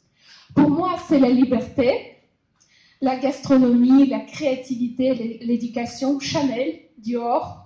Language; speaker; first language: French; non-native, fluent; Russian